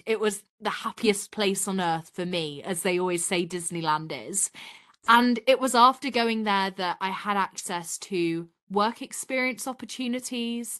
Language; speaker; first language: English; native; English